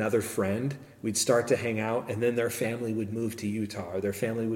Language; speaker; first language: English; native; English